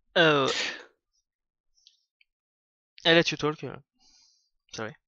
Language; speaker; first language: English; non-native, learner; French